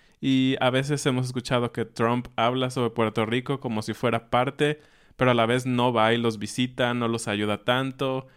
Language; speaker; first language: Spanish; native; Spanish